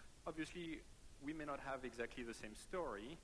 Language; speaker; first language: English; non-native, fluent; French